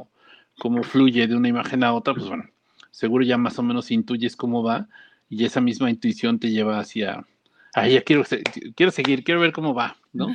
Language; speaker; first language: Spanish; native; Spanish